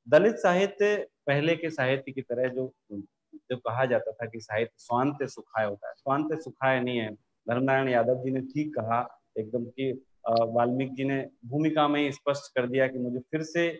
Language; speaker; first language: Hindi; native; Hindi